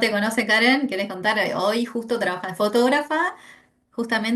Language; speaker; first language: Spanish; native; Spanish